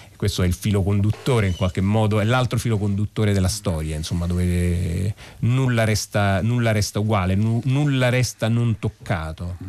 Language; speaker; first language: Italian; native; Italian